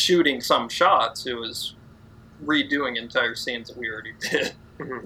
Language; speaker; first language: English; native; English